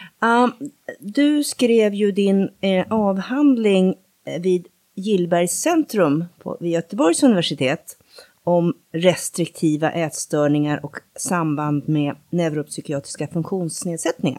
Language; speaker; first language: Swedish; native; Swedish